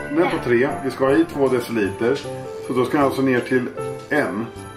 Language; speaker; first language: Swedish; native; Swedish